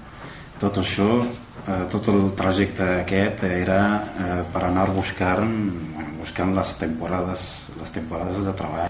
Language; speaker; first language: Catalan; non-native, fluent; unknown